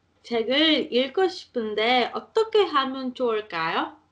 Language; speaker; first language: Korean; non-native, learner; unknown